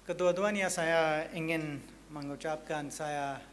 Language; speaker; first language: Indonesian; non-native, fluent; English